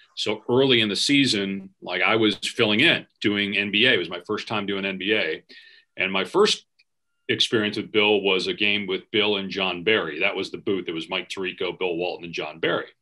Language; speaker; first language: English; native; English